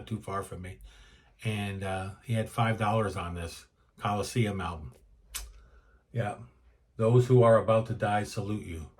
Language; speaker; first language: English; native; English